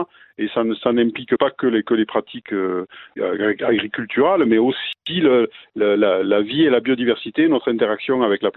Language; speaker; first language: French; native; French